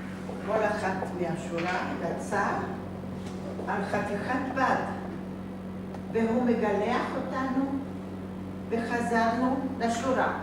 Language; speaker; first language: Hebrew; non-native, fluent; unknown